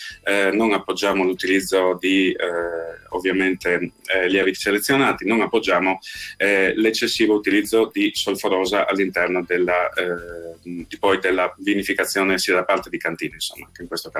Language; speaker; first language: Italian; native; Italian